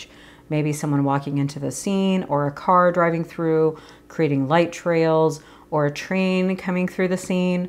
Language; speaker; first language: English; native; English